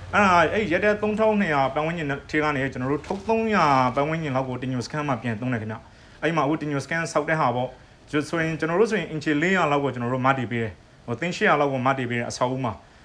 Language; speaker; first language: Burmese; native; Burmese